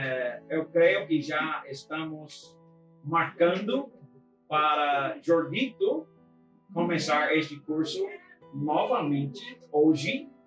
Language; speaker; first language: Portuguese; non-native, fluent; English